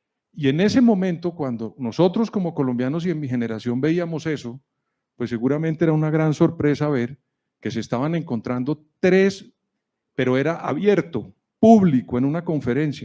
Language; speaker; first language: Spanish; native; Spanish